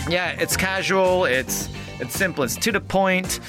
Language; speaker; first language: English; early bilingual, heritage; English